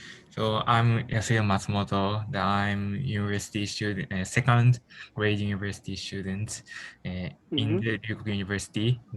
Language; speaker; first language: English; non-native, learner; Japanese